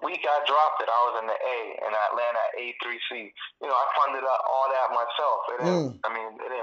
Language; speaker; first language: English; early bilingual, other home language; Spanish